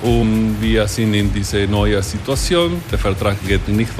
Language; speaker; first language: German; non-native, learner; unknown